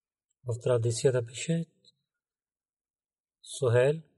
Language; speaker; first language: Bulgarian; non-native, learner; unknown